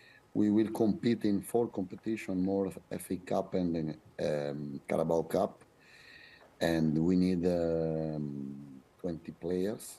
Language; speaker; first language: English; non-native, fluent; Italian